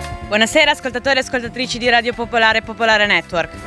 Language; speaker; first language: Italian; native; Italian